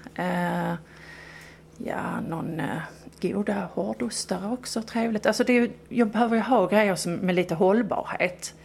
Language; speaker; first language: Swedish; native; Swedish